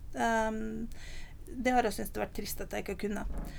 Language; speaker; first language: Norwegian; native; Norwegian